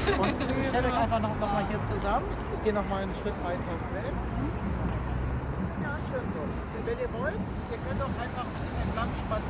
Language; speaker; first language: German; native; German